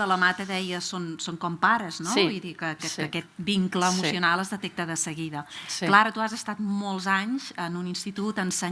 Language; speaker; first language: Catalan; native; Catalan